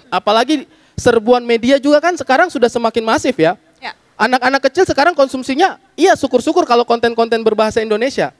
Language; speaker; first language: Indonesian; native; Indonesian